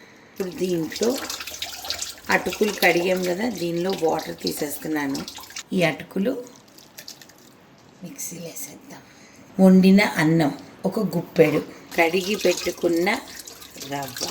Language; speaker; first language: Telugu; native; Telugu